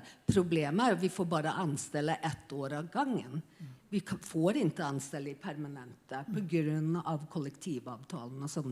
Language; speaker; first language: Swedish; non-native, fluent; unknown